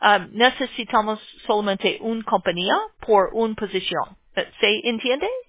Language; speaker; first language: Spanish; non-native, learner; English